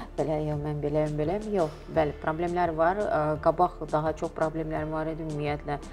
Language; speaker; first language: Azerbaijani; non-native, local second language; Russian